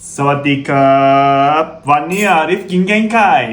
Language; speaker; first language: Thai; non-native, learner; Turkish